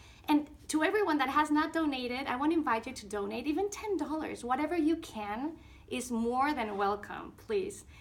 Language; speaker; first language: English; non-native, fluent; Spanish